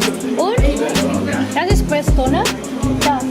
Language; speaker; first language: German; non-native, learner; Cebuano